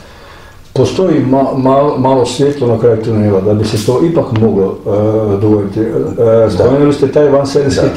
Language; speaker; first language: Croatian; native; Croatian